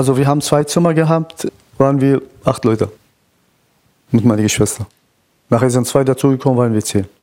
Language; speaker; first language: German; non-native, fluent; Kurdish